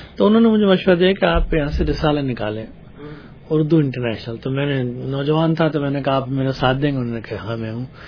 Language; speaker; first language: Urdu; native; Urdu